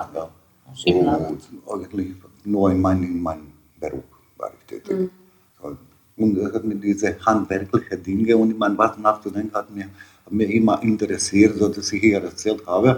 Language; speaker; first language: German; non-native, learner; Bosnian